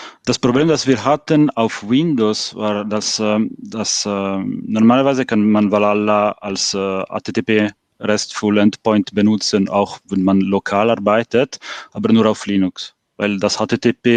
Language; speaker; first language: German; non-native, fluent; French